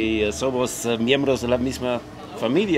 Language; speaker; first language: Spanish; non-native, fluent; Dutch